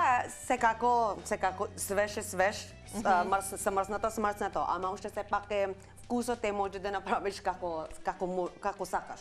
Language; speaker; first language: Macedonian; non-native, learner; Filipino